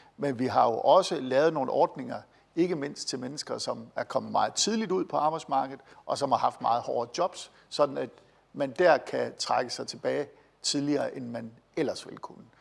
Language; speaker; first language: Danish; native; Danish